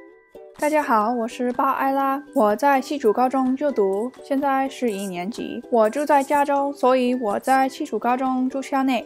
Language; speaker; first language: Chinese; non-native, learner; English